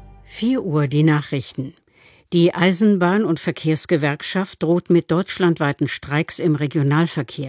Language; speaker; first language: German; native; German